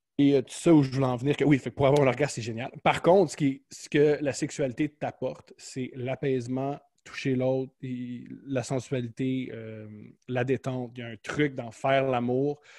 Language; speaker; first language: French; native; French